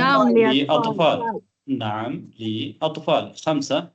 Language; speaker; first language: Arabic; non-native, fluent; Tamil